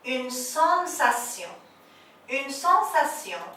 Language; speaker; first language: French; non-native, fluent; Persian